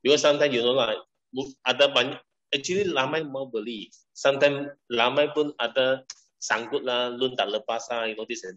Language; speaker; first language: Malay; non-native, local second language; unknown